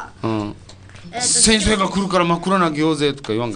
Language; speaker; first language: Japanese; native; Japanese